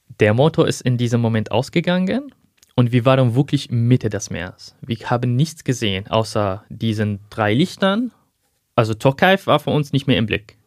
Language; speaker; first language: German; non-native, fluent; Arabic